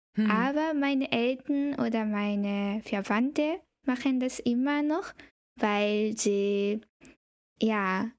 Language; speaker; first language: German; non-native, fluent; Japanese